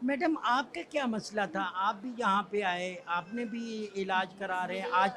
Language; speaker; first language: Urdu; native; Urdu